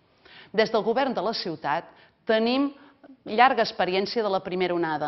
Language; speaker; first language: Catalan; native; Catalan